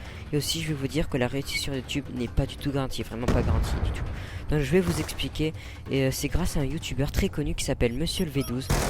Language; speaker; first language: French; native; French